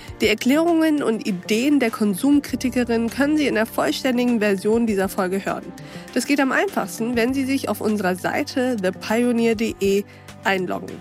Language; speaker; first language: German; native; German